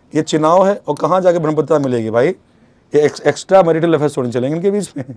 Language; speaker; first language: Hindi; native; Hindi